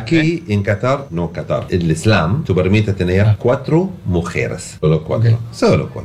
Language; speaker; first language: Spanish; non-native, learner; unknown